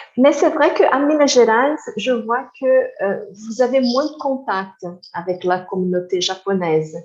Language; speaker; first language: French; non-native, fluent; Portuguese